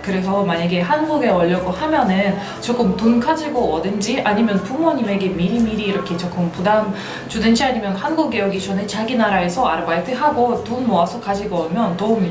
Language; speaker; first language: Korean; non-native, fluent; Russian